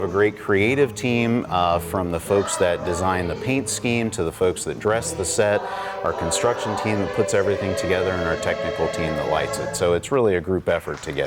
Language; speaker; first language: English; native; English